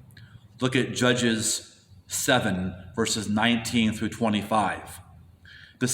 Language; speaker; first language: English; native; English